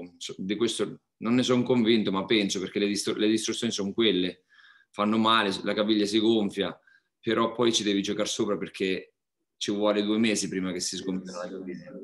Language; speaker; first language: Italian; native; Italian